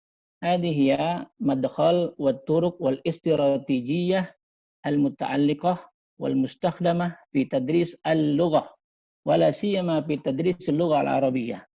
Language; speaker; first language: Arabic; non-native, fluent; Indonesian